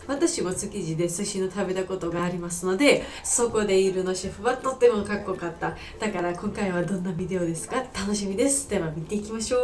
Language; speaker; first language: Japanese; non-native, learner; Georgian